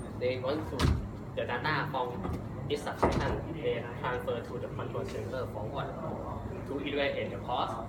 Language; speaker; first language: English; non-native, learner; Thai